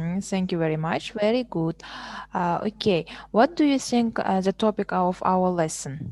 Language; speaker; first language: English; non-native, fluent; Kazakh